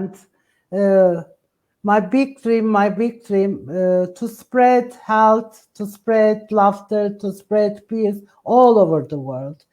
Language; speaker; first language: English; non-native, fluent; Turkish